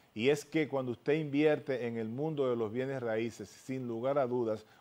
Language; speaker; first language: Spanish; native; Spanish